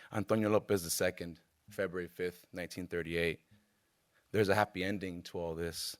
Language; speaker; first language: English; native; English